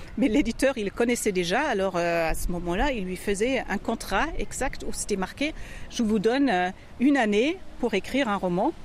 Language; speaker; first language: French; non-native, fluent; German